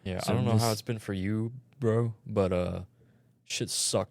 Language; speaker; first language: English; native; English